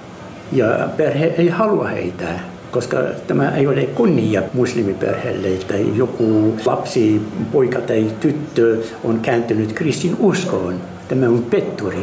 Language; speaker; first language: Finnish; non-native, learner; Arabic